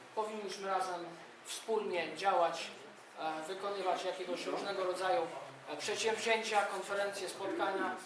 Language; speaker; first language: Polish; native; Polish